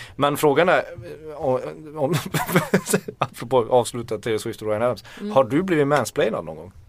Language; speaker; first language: Swedish; native; Swedish